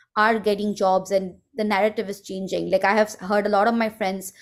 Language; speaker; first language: English; non-native, local second language; Hindi